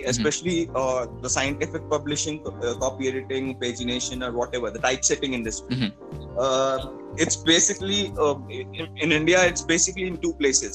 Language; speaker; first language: English; non-native, local second language; Telugu